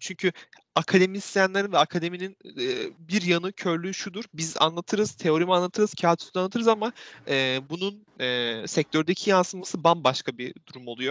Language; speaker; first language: Turkish; native; Turkish